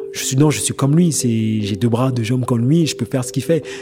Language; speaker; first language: French; native; French